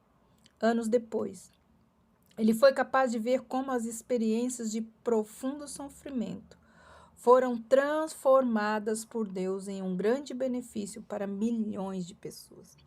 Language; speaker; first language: Portuguese; native; Portuguese